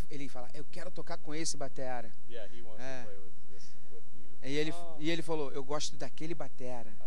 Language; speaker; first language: Portuguese; native; Portuguese